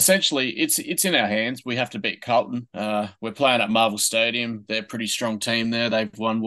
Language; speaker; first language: English; native; English